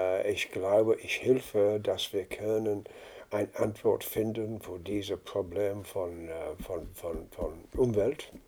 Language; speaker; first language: German; non-native, learner; English